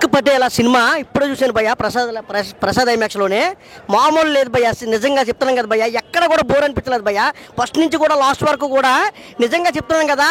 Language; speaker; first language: Telugu; native; Telugu